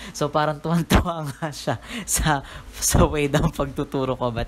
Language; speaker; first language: Filipino; native; Filipino